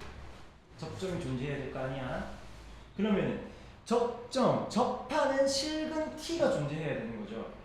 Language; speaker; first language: Korean; native; Korean